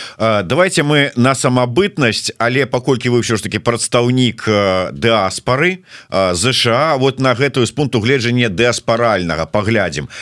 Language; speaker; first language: Belarusian; non-native, local second language; Russian